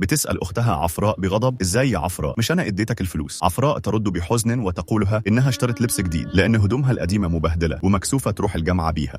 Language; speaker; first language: Arabic; native; Arabic